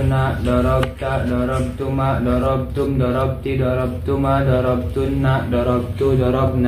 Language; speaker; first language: Arabic; non-native, learner; Indonesian